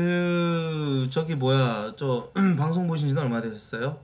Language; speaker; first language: Korean; native; Korean